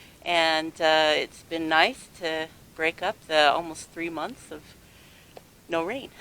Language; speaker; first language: English; native; English